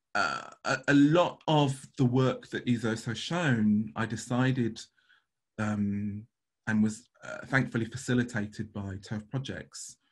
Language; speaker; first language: English; native; English